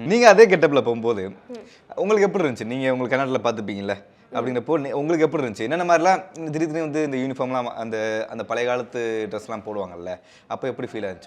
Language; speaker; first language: Tamil; native; Tamil